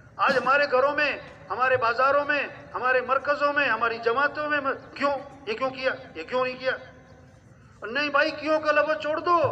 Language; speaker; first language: Urdu; non-native, local second language; Pashto